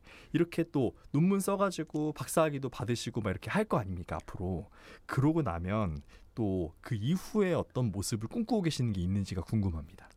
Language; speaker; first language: Korean; native; Korean